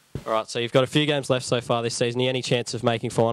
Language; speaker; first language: English; native; English